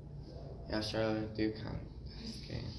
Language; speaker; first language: German; non-native, learner; English